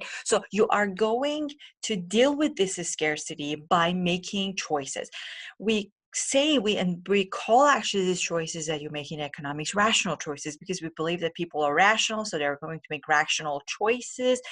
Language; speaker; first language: English; non-native, fluent; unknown